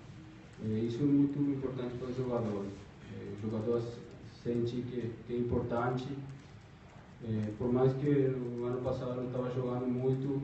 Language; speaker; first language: Portuguese; non-native, fluent; Spanish